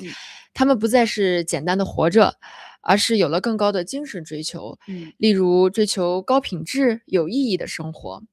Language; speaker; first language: Chinese; native; Chinese